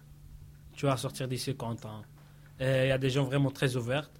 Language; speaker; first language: French; non-native, fluent; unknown